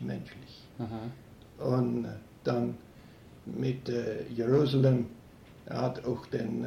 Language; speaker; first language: German; early bilingual, heritage; German